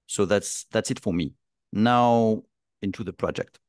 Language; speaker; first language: English; non-native, fluent; French